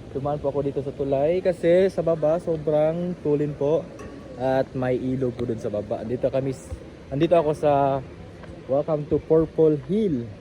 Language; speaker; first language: Filipino; non-native, local second language; Cebuano